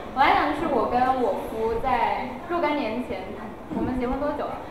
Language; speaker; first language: Chinese; non-native, local second language; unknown